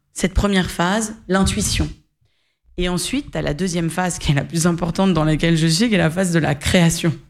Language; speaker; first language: French; native; French